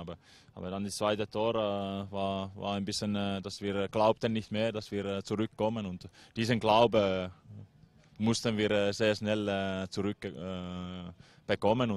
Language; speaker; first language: German; non-native, fluent; Finnish